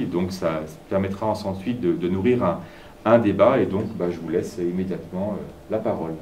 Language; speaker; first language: French; native; French